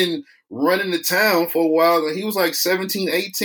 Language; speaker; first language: English; native; English